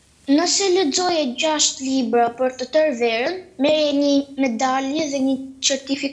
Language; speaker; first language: Albanian; early bilingual, heritage; Albanian